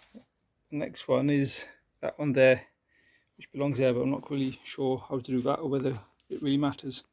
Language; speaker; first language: English; native; English